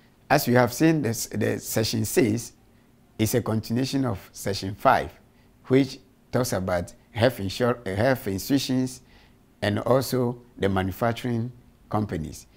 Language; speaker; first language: English; non-native, local second language; Akan